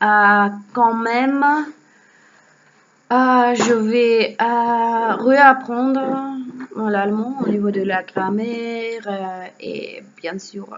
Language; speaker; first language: French; non-native, learner; Russian